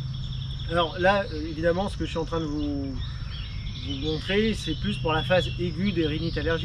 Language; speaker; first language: French; native; French